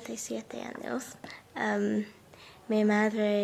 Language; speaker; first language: Spanish; non-native, learner; English